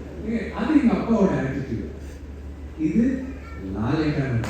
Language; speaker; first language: Tamil; non-native, local second language; Telugu